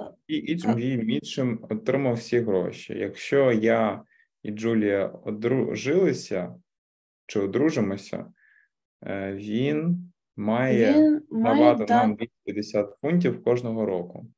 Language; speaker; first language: Ukrainian; native; Ukrainian